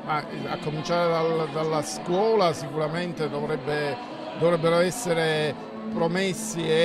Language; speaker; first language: Italian; native; Italian